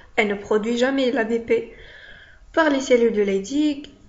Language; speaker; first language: French; non-native, local second language; Arabic